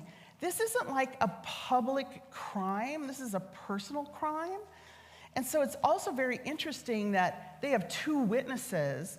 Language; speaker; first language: English; native; English